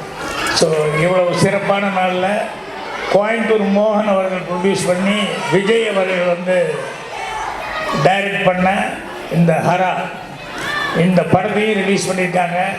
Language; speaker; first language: Tamil; native; Tamil